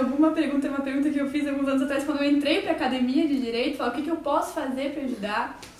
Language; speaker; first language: Portuguese; native; Portuguese